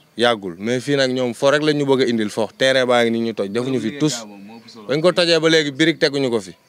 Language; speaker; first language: Wolof; native; Wolof